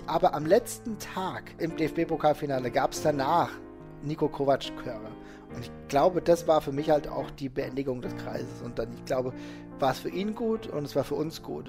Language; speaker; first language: German; native; German